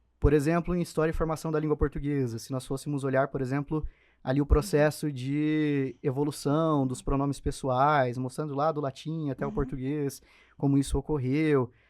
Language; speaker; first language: Portuguese; native; Portuguese